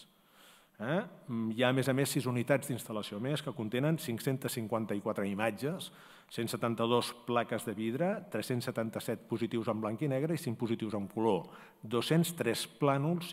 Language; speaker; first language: Catalan; native; Catalan